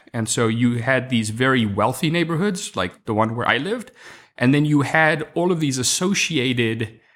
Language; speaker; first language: English; non-native, local second language; Afrikaans